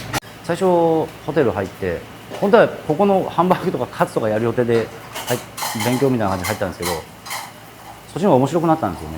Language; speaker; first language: Japanese; native; Japanese